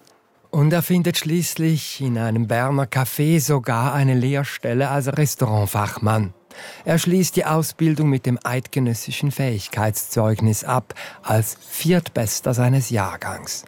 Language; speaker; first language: German; native; German